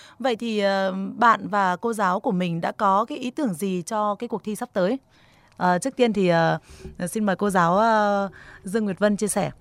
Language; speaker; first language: Vietnamese; native; Vietnamese